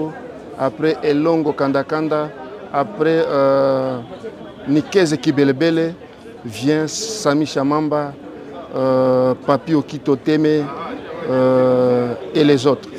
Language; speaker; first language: French; non-native, local second language; Swahili